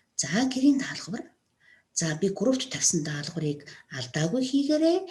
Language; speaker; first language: Mongolian; non-native, local second language; Kazakh